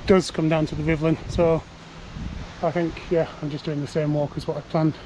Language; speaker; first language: English; native; English